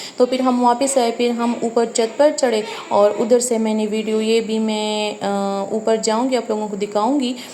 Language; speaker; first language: Urdu; non-native, local second language; Pashto